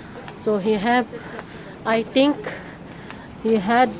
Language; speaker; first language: English; non-native, local second language; Filipino